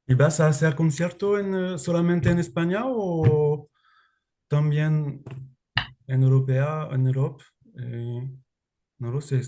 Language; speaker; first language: Spanish; non-native, learner; French